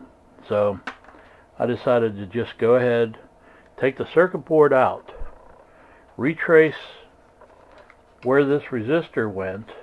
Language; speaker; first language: English; native; English